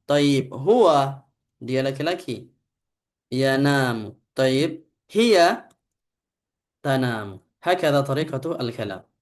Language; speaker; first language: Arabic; non-native, fluent; Indonesian